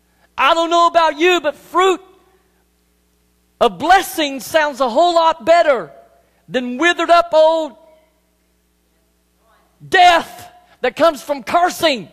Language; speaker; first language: English; native; English